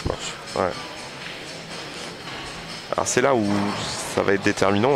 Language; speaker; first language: French; native; French